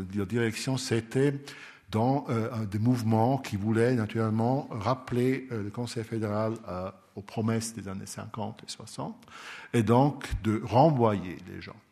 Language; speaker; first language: French; non-native, local second language; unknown